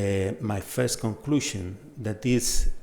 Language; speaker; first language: English; non-native, fluent; Spanish